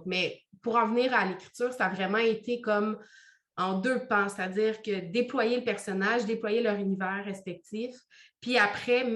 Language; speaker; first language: French; native; French